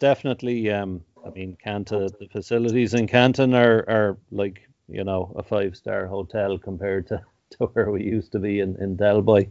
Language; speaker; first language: English; native; English